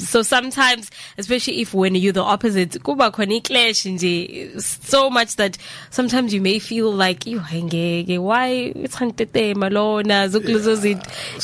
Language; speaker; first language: English; non-native, local second language; Zulu